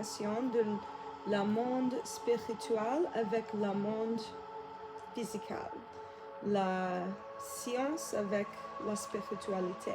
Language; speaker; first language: French; non-native, learner; English